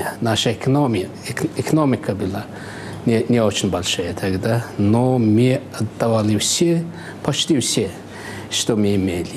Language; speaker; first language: Russian; non-native, fluent; Mongolian